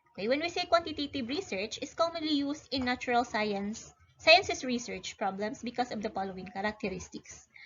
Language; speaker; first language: English; non-native, local second language; Filipino